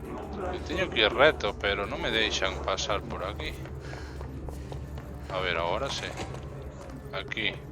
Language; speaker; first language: Spanish; non-native, local second language; Galician